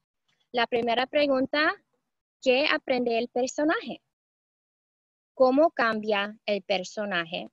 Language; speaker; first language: Spanish; early bilingual, heritage; Spanish